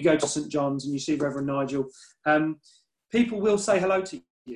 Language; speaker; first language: English; native; English